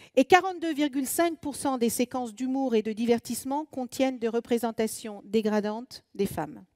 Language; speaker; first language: French; native; French